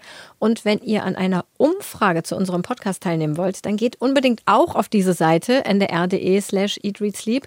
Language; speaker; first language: German; native; German